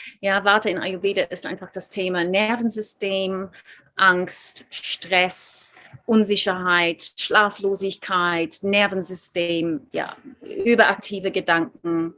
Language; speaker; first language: German; non-native, fluent; English